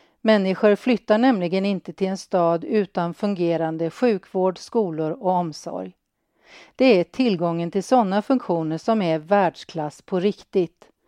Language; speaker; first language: Swedish; native; Swedish